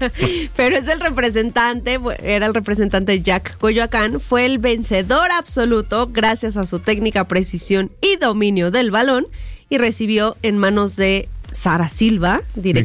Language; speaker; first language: Spanish; native; Spanish